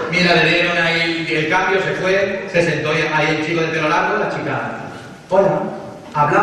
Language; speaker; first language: Spanish; native; Spanish